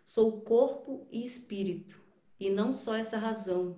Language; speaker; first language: Portuguese; native; Portuguese